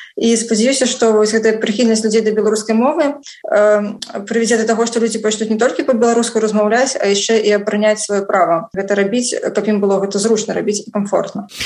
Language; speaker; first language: Belarusian; non-native, local second language; Russian